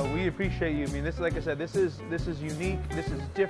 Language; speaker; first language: English; native; English